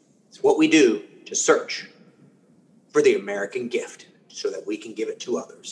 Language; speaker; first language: English; early bilingual, other home language; Spanish